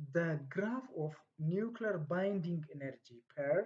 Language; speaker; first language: English; non-native, local second language; Amharic